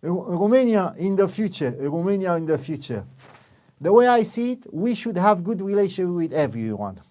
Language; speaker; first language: English; non-native, fluent; Romanian